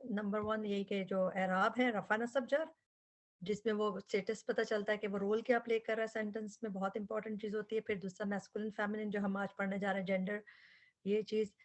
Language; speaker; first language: Urdu; native; Urdu